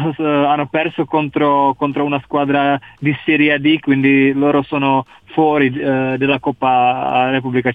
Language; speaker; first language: Italian; non-native, learner; Czech